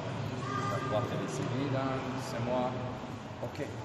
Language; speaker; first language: Indonesian; non-native, learner; Armenian